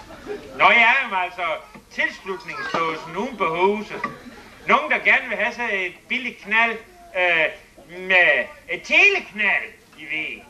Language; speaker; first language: Danish; native; Danish